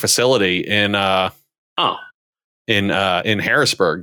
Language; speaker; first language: English; native; English